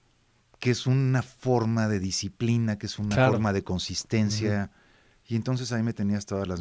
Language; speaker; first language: Spanish; native; Spanish